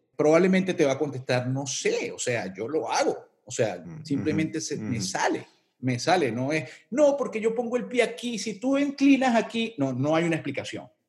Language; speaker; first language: Spanish; native; Spanish